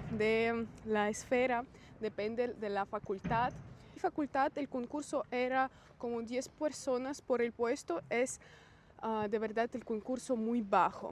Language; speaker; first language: Spanish; non-native, fluent; Russian